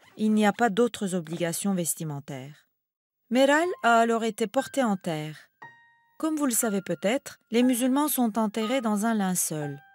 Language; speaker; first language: French; non-native, fluent; Turkish